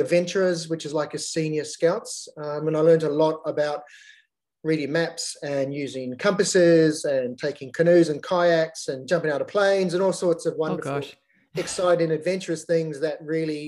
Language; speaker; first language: English; native; English